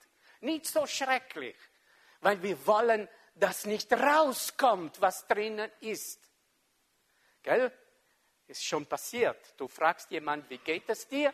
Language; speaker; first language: German; non-native, local second language; French